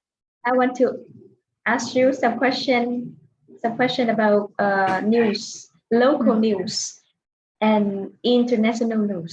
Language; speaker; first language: English; non-native, fluent; Vietnamese